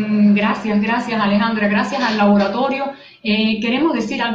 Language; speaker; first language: Spanish; native; Spanish